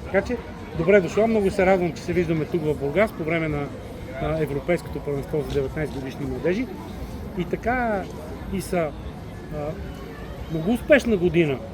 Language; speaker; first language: Bulgarian; native; Bulgarian